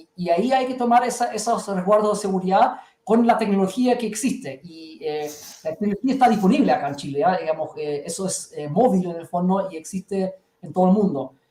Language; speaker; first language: Spanish; early bilingual, heritage; German